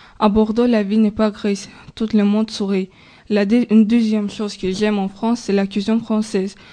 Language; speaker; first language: French; non-native, learner; Azerbaijani